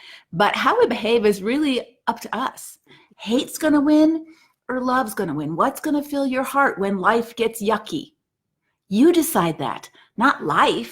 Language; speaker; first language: English; native; English